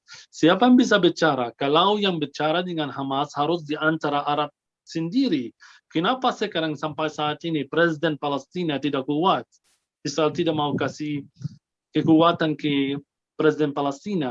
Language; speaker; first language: Indonesian; non-native, fluent; Arabic